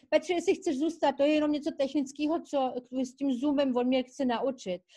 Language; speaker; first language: Czech; early bilingual, heritage; Czech